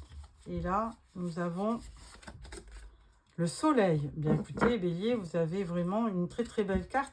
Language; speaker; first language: French; native; French